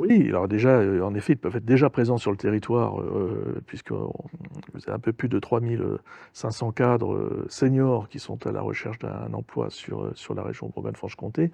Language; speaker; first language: French; native; French